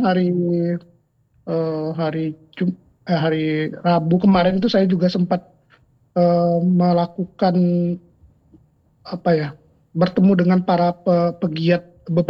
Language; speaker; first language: Indonesian; non-native, local second language; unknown